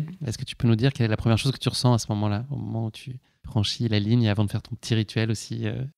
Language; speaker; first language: French; native; French